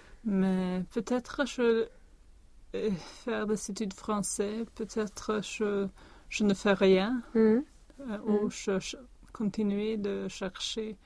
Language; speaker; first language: French; non-native, learner; Swedish